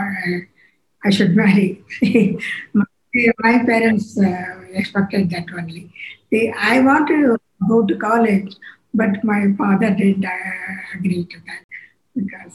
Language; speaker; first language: English; non-native, local second language; Tamil